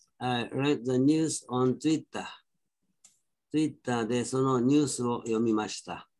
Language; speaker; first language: Japanese; native; Japanese